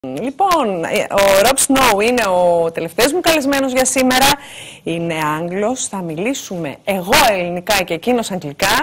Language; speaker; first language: Greek; native; Greek